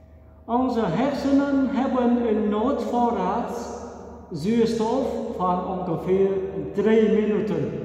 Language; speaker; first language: Dutch; non-native, fluent; Vietnamese